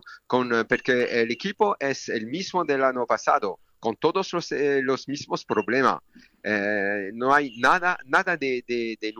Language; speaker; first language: Spanish; non-native, learner; French